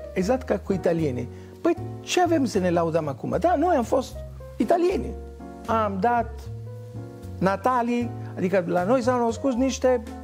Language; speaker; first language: Romanian; non-native, fluent; Italian